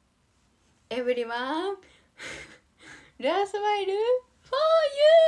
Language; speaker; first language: English; non-native, learner; Japanese